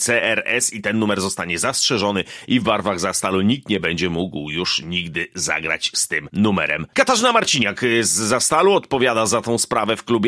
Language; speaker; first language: Polish; native; Polish